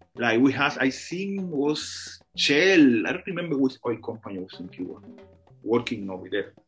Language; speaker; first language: English; non-native, fluent; Spanish